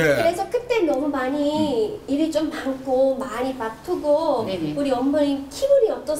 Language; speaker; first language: Korean; non-native, learner; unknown